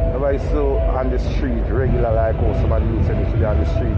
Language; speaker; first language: English; non-native, local second language; Jamaican Creole English